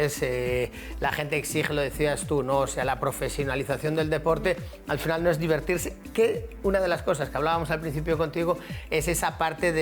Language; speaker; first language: Spanish; native; Spanish